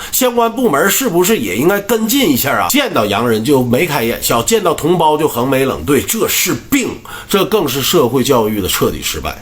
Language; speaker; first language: Chinese; native; Chinese